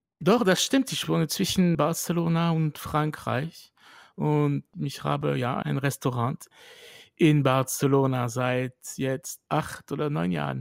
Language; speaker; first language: German; non-native, fluent; French